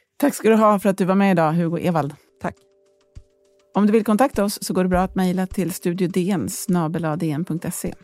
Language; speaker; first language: Swedish; native; Swedish